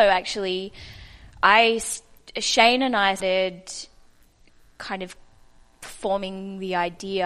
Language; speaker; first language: English; native; English